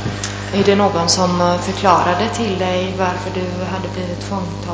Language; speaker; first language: Swedish; non-native, fluent; Italian